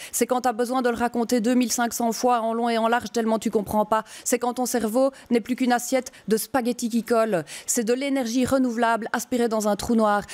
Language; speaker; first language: French; native; French